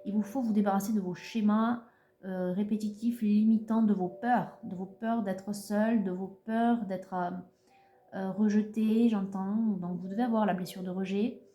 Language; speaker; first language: French; native; French